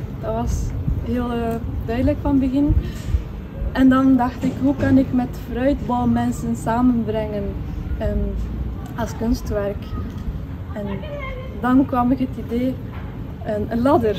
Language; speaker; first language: Dutch; non-native, fluent; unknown